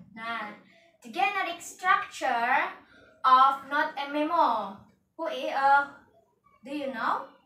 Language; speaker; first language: English; non-native, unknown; Indonesian